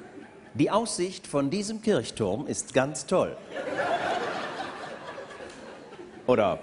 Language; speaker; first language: German; native; German